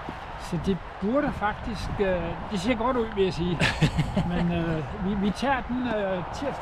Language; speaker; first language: Danish; native; Danish